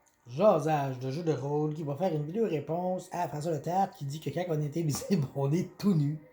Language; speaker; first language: French; native; French